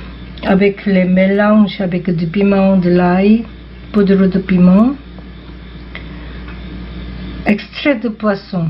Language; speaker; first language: French; non-native, fluent; Korean